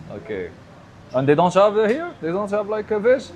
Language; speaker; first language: English; non-native, learner; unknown